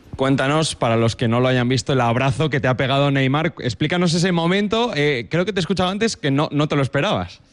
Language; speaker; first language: Spanish; native; Spanish